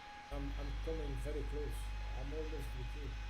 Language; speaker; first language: English; non-native, learner; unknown